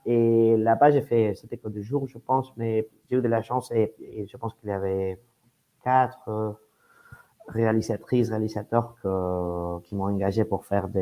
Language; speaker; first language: French; non-native, fluent; Spanish